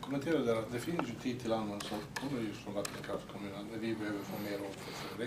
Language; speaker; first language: Swedish; native; Swedish